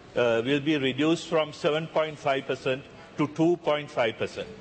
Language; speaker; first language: English; non-native, local second language; Sinhala